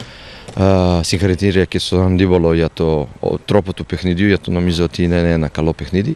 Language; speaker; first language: Greek; non-native, fluent; Serbian